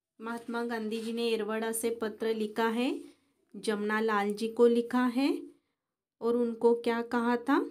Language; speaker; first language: Hindi; non-native, local second language; Marathi